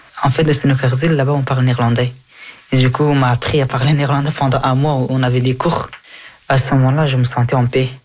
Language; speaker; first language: French; early bilingual, other home language; Hazaragi